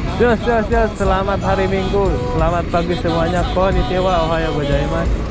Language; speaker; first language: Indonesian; non-native, local second language; Sundanese